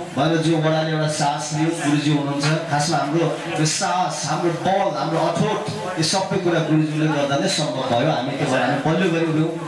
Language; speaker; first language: Nepali; non-native, local second language; Limbu